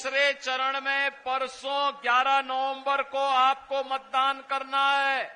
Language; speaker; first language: Hindi; native; Hindi